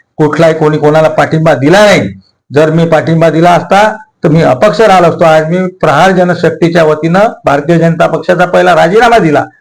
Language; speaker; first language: Marathi; native; Marathi